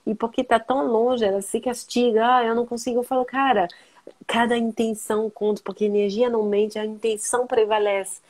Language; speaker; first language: Portuguese; non-native, fluent; French